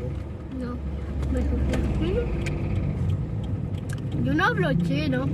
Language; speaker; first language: Spanish; early bilingual, other home language; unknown